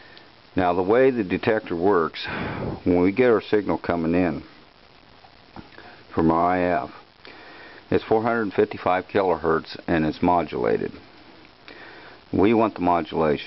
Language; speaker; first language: English; native; English